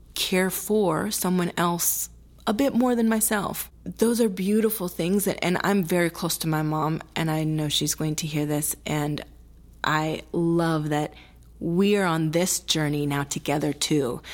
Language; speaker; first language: English; early bilingual, other home language; Spanish